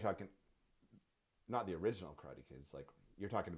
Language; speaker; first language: English; native; English